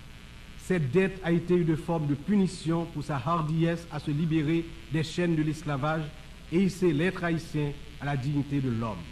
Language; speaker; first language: French; non-native, local second language; Haitian Creole